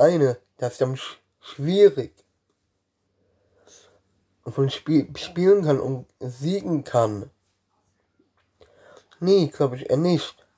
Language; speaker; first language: German; non-native, learner; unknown